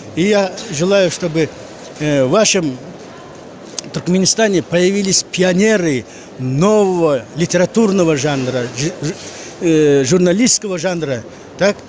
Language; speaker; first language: Russian; non-native, local second language; Kazakh